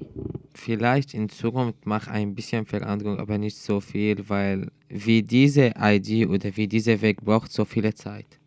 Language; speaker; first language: German; non-native, learner; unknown